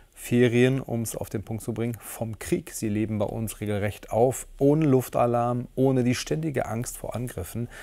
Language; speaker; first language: German; native; German